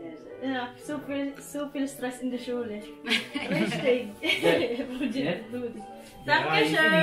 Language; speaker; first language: German; non-native, learner; Filipino